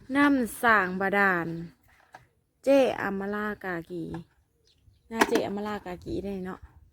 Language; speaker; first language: Thai; native; Thai